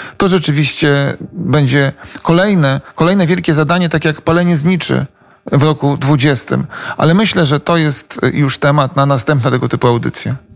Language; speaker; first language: Polish; native; Polish